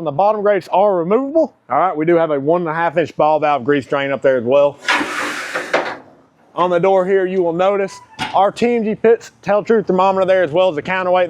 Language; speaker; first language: English; native; English